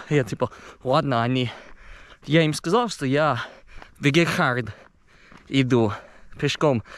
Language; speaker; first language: Russian; non-native, fluent; English